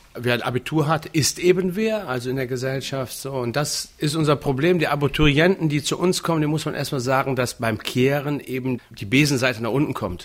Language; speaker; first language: German; native; German